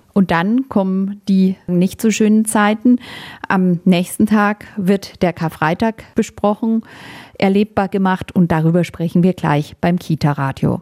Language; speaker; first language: German; native; German